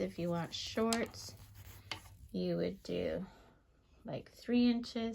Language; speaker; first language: English; native; English